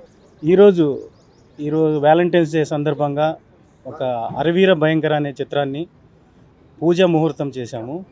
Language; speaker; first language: Telugu; native; Telugu